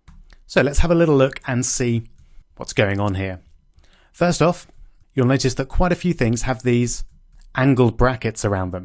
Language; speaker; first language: English; native; English